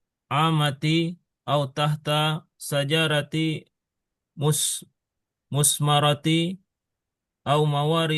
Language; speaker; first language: Arabic; non-native, learner; Indonesian